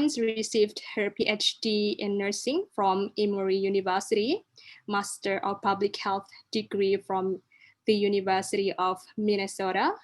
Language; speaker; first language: English; non-native, local second language; Indonesian